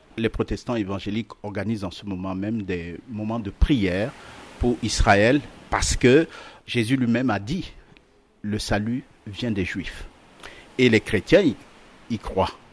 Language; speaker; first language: French; native; French